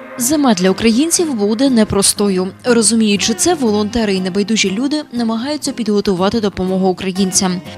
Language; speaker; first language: Ukrainian; native; Ukrainian